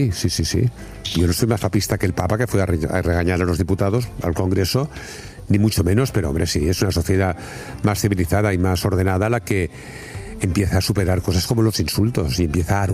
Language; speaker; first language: Spanish; native; Spanish